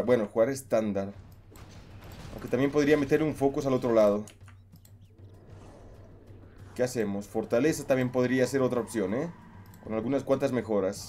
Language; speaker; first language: Spanish; native; Spanish